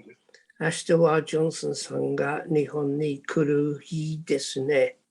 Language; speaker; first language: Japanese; non-native, learner; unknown